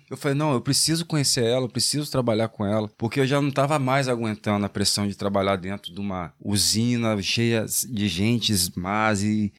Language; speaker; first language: Portuguese; native; Portuguese